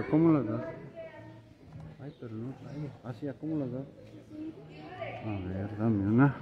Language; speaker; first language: Spanish; native; Spanish